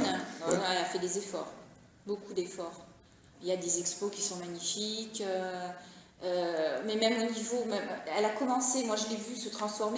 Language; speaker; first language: French; early bilingual, other home language; Italian